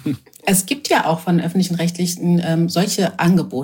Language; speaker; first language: German; native; German